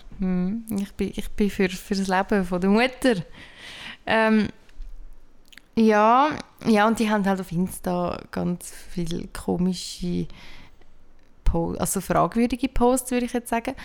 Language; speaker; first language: German; native; German